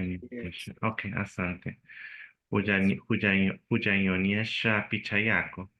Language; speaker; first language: Swahili; non-native, learner; Spanish